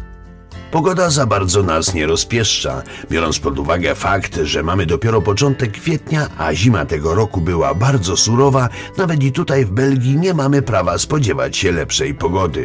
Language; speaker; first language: Polish; native; Polish